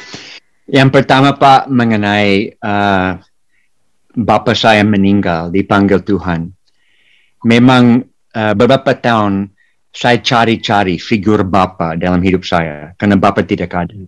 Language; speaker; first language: Indonesian; non-native, fluent; English